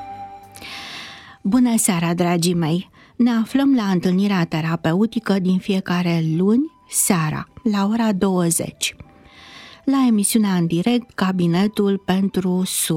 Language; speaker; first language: Romanian; native; Romanian